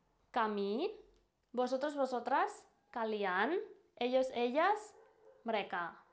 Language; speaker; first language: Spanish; non-native, fluent; Indonesian